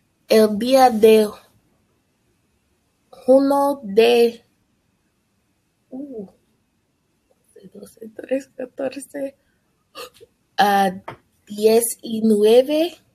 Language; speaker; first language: Spanish; non-native, learner; English